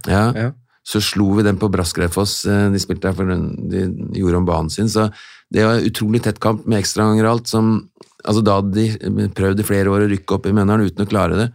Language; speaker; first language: Norwegian; native; Norwegian